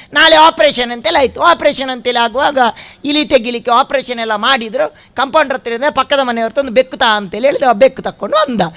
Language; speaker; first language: Kannada; non-native, local second language; Tulu